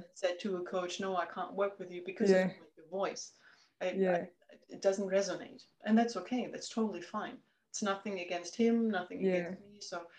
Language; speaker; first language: English; non-native, fluent; German